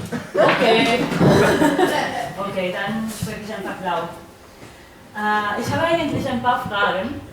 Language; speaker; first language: German; non-native, fluent; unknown